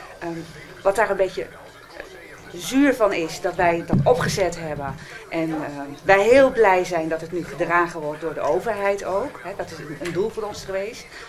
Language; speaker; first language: Dutch; native; Dutch